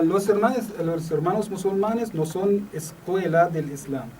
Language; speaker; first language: Spanish; non-native, learner; Arabic